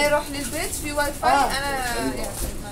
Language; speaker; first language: Arabic; non-native, learner; Filipino